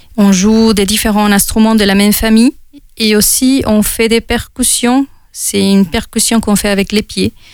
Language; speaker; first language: French; non-native, fluent; Spanish